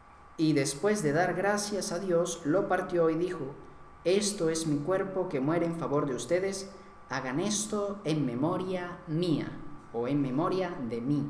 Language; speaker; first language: Spanish; native; Spanish